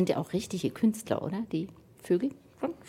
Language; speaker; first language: German; native; German